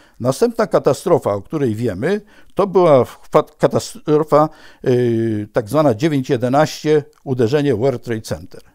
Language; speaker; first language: Polish; native; Polish